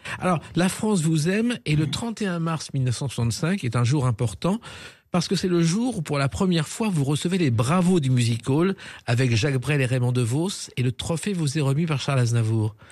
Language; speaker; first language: French; native; French